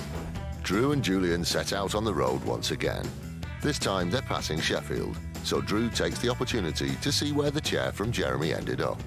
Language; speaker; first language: English; native; English